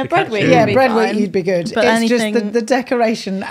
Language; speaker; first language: English; native; English